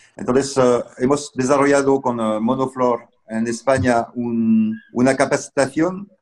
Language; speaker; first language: Spanish; non-native, fluent; French